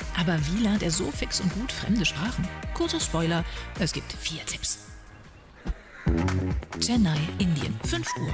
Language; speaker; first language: German; native; German